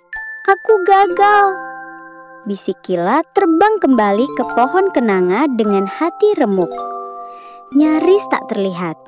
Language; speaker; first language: Indonesian; native; Indonesian